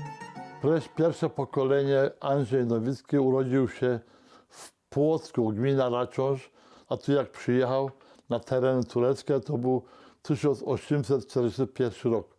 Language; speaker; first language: Polish; early bilingual, heritage; Polish